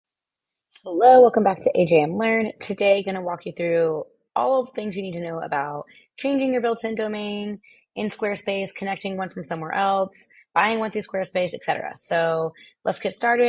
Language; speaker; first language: English; native; English